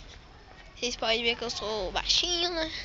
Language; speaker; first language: Portuguese; native; Portuguese